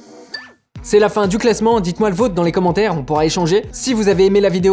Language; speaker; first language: French; native; French